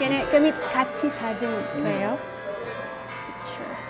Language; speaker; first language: Korean; non-native, learner; Filipino